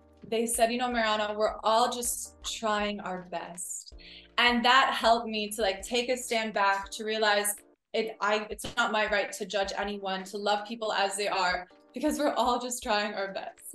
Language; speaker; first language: English; early bilingual, other home language; Spanish